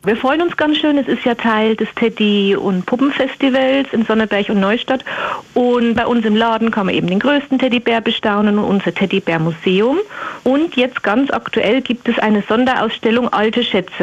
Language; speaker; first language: German; native; German